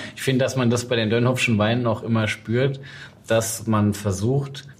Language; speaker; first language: German; native; German